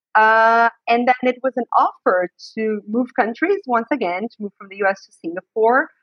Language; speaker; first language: English; non-native, fluent; Portuguese